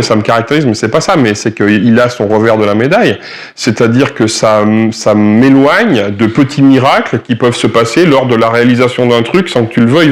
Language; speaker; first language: French; native; French